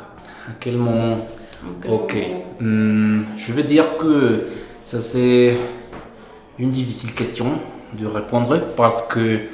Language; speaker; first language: French; non-native, fluent; Spanish